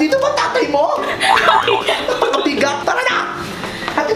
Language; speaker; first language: Filipino; native; Filipino